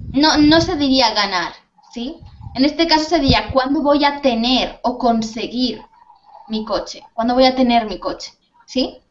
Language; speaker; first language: Spanish; native; Spanish